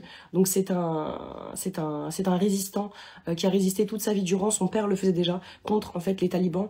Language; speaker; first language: French; native; French